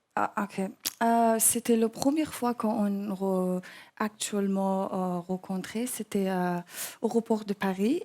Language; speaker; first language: French; non-native, learner; English